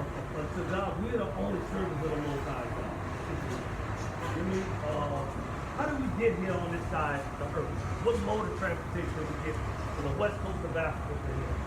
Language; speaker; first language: English; native; English